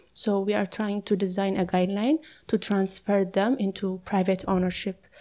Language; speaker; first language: English; non-native, fluent; Amharic